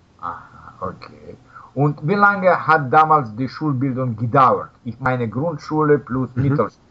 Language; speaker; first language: German; non-native, fluent; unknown